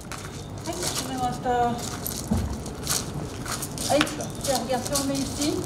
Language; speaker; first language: Romanian; non-native, fluent; French